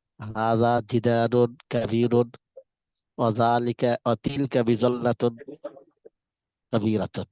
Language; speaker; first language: Arabic; non-native, learner; Bangla